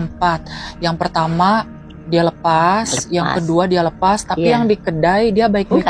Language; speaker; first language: Indonesian; native; Indonesian